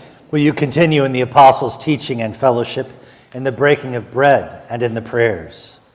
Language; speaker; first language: English; native; English